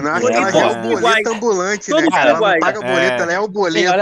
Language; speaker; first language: Portuguese; native; Portuguese